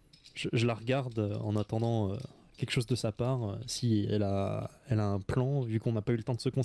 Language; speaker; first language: French; native; French